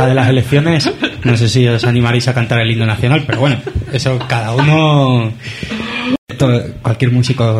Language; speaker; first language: Spanish; native; Spanish